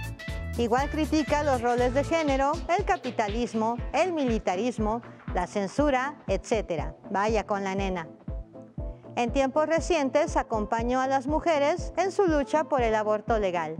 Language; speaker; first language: Spanish; native; Spanish